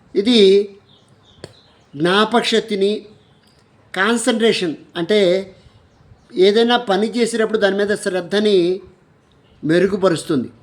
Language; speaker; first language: Telugu; native; Telugu